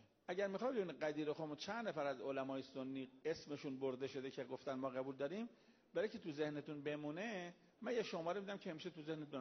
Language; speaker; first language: Persian; native; Persian